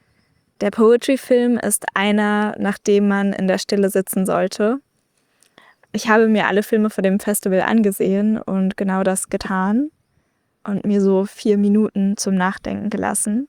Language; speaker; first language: German; native; German